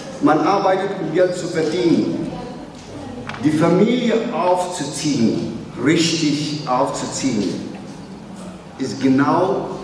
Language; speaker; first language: German; non-native, learner; Somali